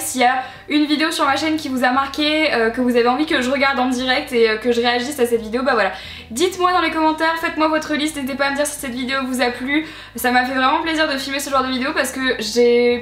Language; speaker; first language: French; native; French